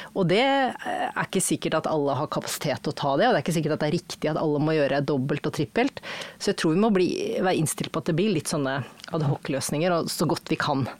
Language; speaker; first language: Norwegian; native; Norwegian